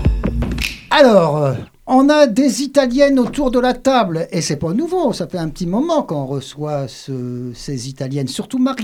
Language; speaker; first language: French; native; French